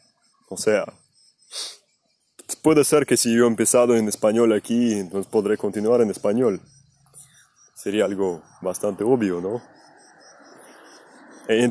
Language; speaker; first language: Spanish; non-native, fluent; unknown